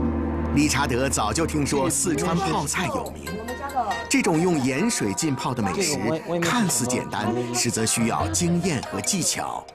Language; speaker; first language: Chinese; native; Chinese